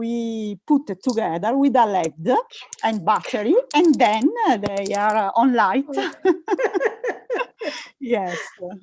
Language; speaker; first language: English; non-native, learner; Italian